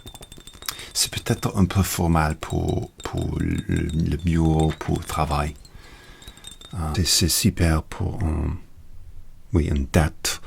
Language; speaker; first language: French; non-native, learner; English